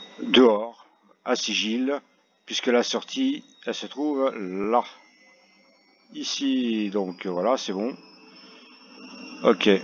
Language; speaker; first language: French; native; French